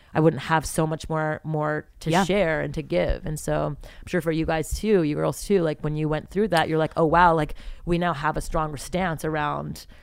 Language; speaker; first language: English; native; English